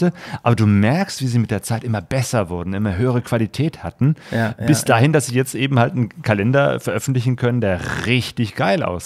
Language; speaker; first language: German; native; German